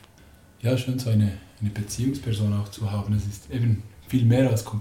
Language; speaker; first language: German; native; German